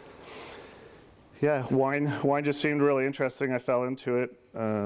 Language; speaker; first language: English; native; English